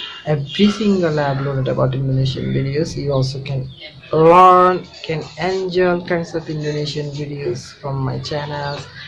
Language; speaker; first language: English; non-native, local second language; Bangla